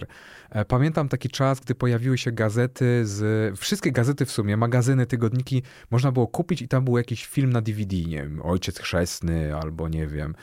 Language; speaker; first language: Polish; native; Polish